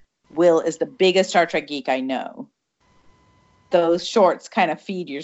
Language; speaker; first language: English; non-native, local second language; Tamil